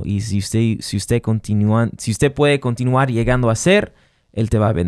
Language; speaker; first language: Spanish; non-native, fluent; English